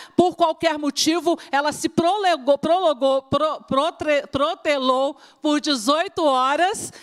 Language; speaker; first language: Portuguese; native; Portuguese